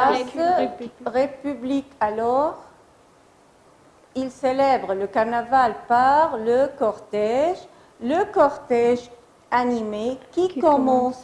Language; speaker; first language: French; non-native, fluent; Arabic